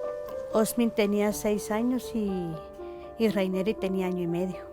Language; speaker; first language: Spanish; native; Spanish